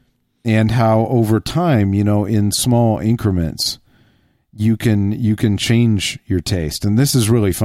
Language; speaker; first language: English; native; English